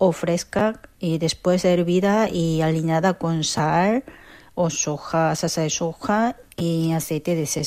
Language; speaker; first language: Spanish; non-native, fluent; Korean